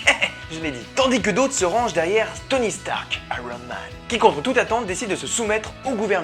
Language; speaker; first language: French; native; French